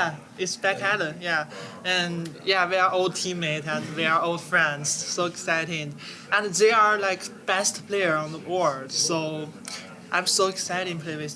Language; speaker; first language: English; non-native, learner; Chinese